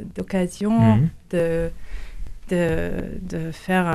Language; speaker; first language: French; non-native, fluent; Latvian